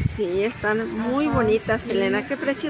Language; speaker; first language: Spanish; native; Spanish